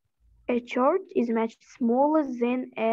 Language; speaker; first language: English; non-native, learner; Russian